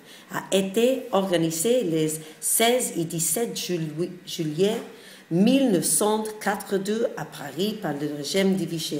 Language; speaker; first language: French; non-native, learner; English